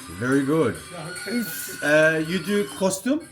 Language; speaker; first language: English; non-native, learner; Turkish